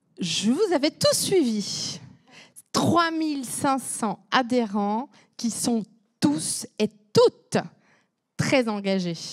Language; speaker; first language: French; non-native, fluent; Spanish